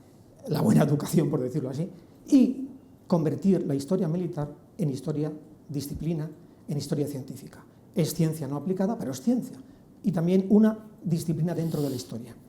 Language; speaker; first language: Spanish; native; Spanish